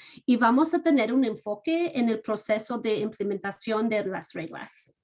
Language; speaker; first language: Spanish; non-native, fluent; English